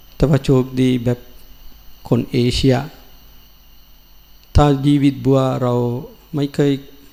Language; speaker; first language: Thai; non-native, learner; Sinhala